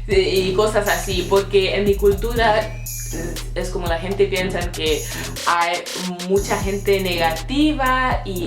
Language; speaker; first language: Spanish; non-native, fluent; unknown